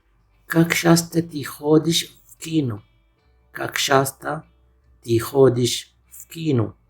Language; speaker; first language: Russian; non-native, fluent; Arabic